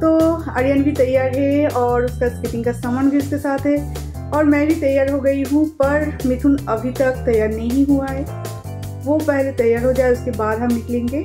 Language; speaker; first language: Hindi; non-native, local second language; Bangla